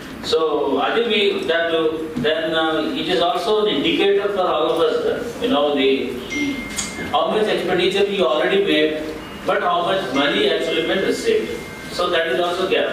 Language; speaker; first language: English; non-native, local second language; Telugu